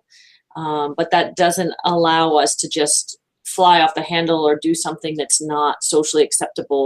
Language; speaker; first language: English; native; English